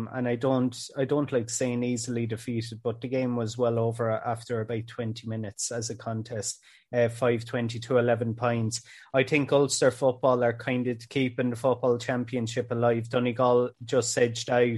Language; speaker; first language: English; native; English